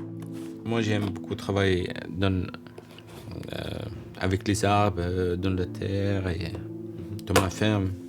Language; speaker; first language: French; non-native, learner; Arabic